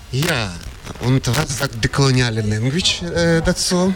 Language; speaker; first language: German; non-native, fluent; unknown